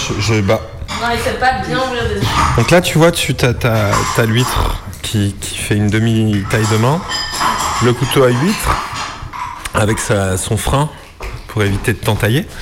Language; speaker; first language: French; native; French